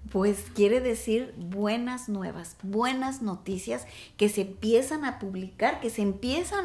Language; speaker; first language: Spanish; native; Spanish